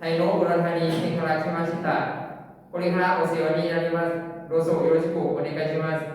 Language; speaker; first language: Japanese; non-native, learner; Thai